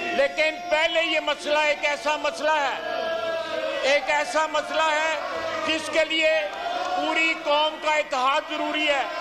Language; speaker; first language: Urdu; native; Urdu